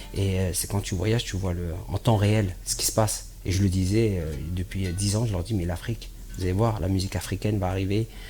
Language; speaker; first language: French; native; French